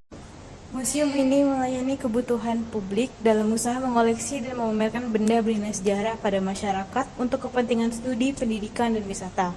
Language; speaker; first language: Indonesian; native; Indonesian